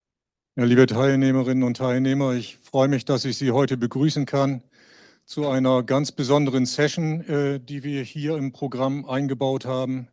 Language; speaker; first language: German; native; German